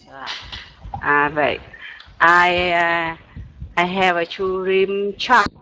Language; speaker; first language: English; non-native, learner; Vietnamese